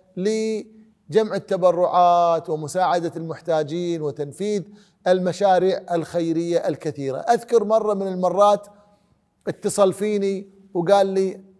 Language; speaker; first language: Arabic; native; Arabic